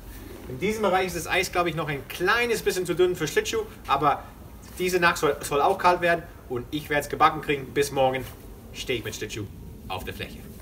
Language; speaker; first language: German; non-native, fluent; English